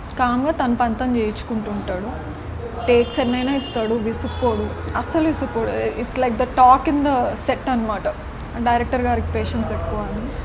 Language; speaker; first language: Telugu; non-native, local second language; Marathi